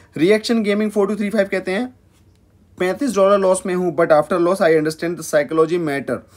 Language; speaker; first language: Hindi; native; Hindi